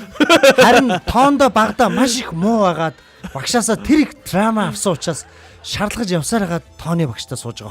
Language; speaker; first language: Mongolian; native; Mongolian